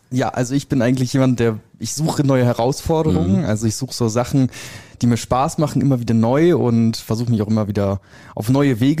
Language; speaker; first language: German; native; German